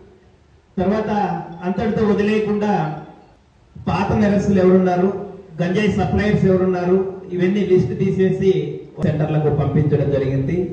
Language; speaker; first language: Telugu; native; Telugu